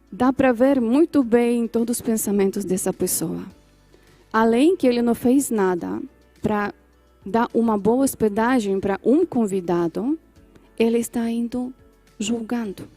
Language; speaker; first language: Portuguese; non-native, fluent; Polish